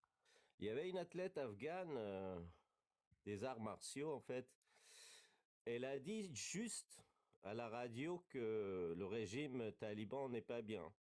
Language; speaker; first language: French; non-native, fluent; Kurdish